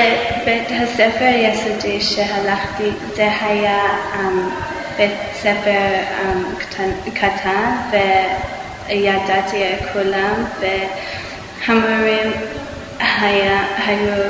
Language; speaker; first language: Hebrew; non-native, learner; English